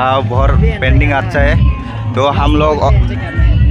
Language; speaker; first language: Hindi; non-native, local second language; Kok Borok